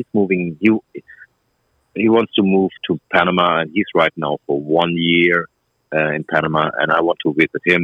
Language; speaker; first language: English; non-native, fluent; German